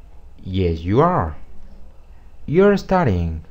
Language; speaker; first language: English; non-native, fluent; Spanish